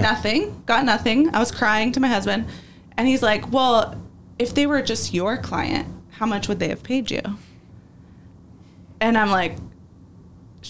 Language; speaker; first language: English; native; English